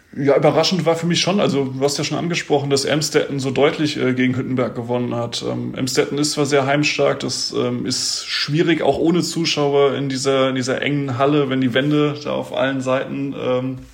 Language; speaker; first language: German; native; German